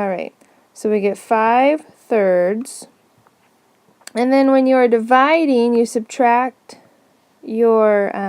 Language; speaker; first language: English; native; English